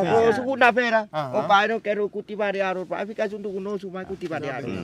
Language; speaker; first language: Portuguese; non-native, learner; Vietnamese